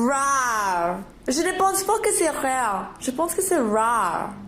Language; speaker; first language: French; non-native, learner; English